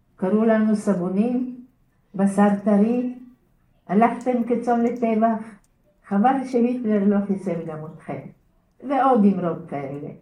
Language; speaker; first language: Hebrew; early bilingual, other home language; Bulgarian